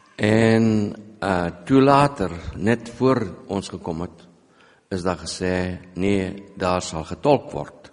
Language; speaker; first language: Afrikaans; non-native, local second language; English